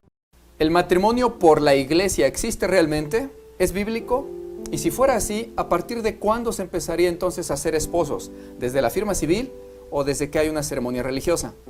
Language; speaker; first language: Spanish; native; Spanish